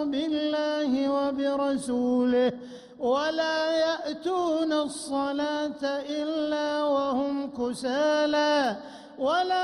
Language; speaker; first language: Arabic; native; Arabic